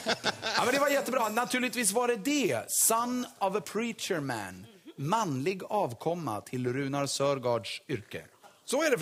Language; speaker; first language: Swedish; native; Swedish